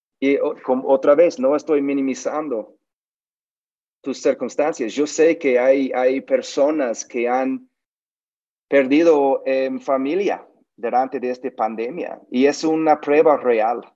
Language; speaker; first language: Spanish; non-native, learner; English